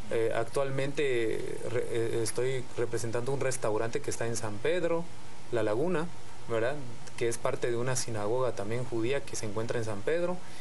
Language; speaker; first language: Spanish; native; Spanish